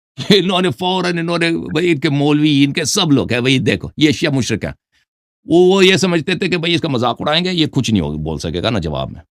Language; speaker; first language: Urdu; non-native, fluent; Persian